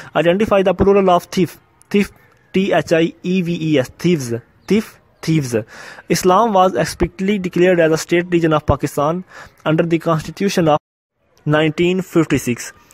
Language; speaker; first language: English; non-native, local second language; Urdu